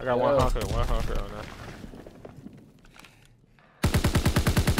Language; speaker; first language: English; native; English